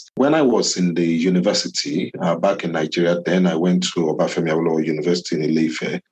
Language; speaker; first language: English; non-native, local second language; Yoruba